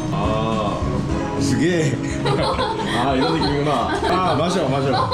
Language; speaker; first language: Korean; native; Korean